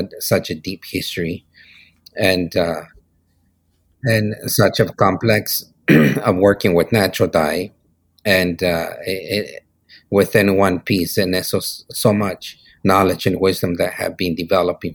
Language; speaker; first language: English; non-native, fluent; Spanish